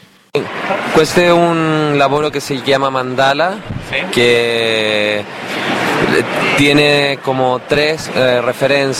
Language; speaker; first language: Italian; non-native, learner; Spanish